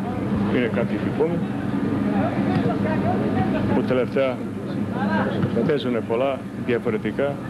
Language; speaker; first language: Greek; non-native, learner; Serbian